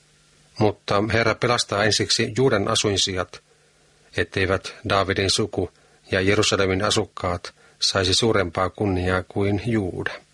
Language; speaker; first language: Finnish; native; Finnish